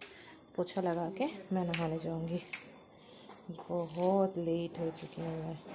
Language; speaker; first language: Hindi; non-native, local second language; Assamese